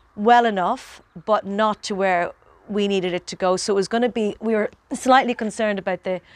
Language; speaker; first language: English; native; English